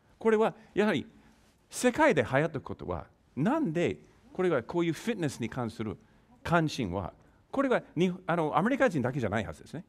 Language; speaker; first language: Japanese; non-native, fluent; English